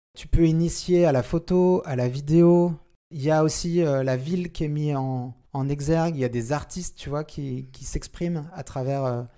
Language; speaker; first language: French; native; French